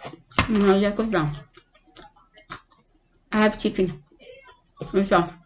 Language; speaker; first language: English; non-native, learner; Cebuano